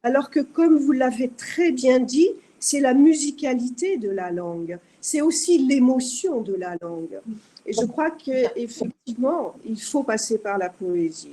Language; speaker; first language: French; native; French